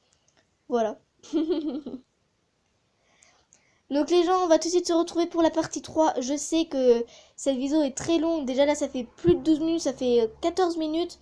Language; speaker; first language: French; native; French